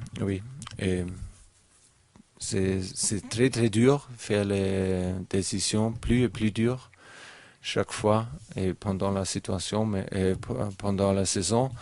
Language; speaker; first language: French; non-native, learner; German